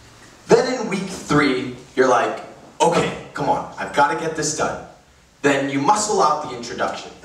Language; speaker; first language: English; native; English